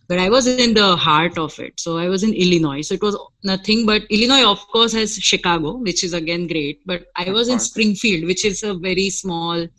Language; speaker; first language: English; non-native, local second language; Gujarati